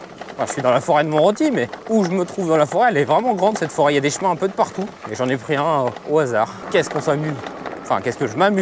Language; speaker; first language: French; native; French